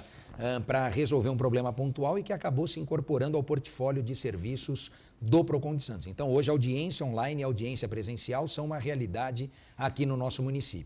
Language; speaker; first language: Portuguese; native; Portuguese